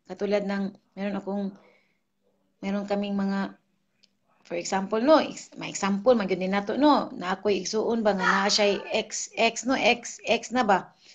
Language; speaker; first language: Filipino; non-native, local second language; Cebuano